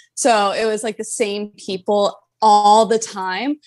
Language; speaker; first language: English; native; English